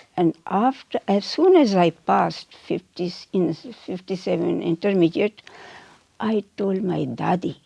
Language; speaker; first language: English; non-native, local second language; Urdu